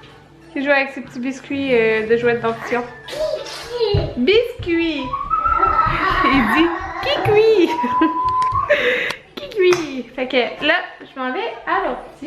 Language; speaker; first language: French; native; French